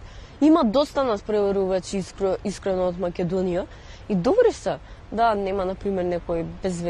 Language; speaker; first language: Macedonian; non-native, local second language; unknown